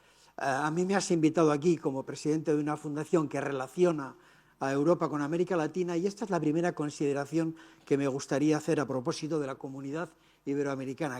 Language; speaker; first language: Spanish; native; Spanish